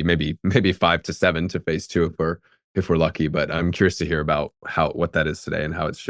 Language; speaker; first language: English; native; English